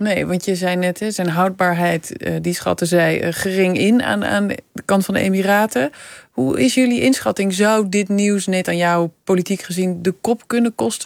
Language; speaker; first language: Dutch; native; Dutch